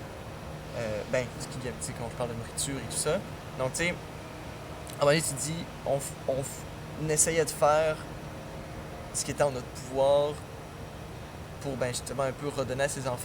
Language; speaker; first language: French; native; French